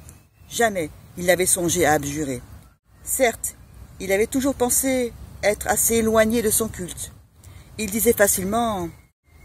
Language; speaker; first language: French; native; French